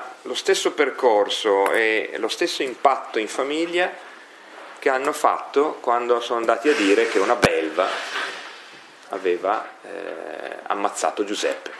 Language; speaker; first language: Italian; native; Italian